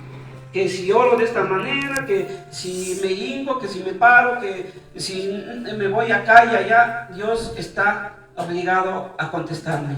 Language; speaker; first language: Spanish; native; Spanish